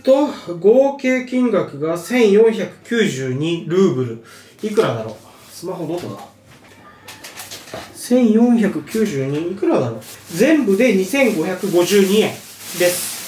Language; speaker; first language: Japanese; native; Japanese